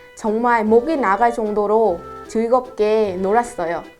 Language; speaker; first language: Korean; non-native, fluent; Vietnamese